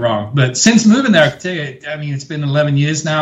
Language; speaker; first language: English; native; English